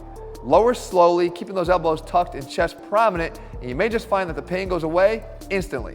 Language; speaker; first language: English; native; English